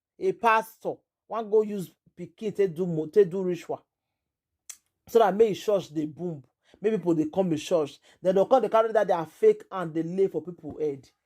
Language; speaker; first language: Nigerian Pidgin; native; Nigerian Pidgin